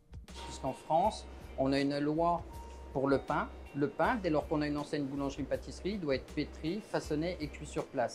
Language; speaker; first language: French; native; French